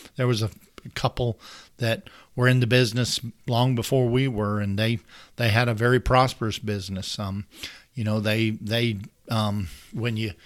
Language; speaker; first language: English; native; English